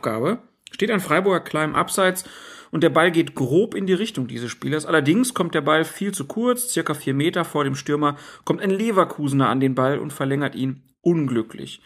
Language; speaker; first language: German; native; German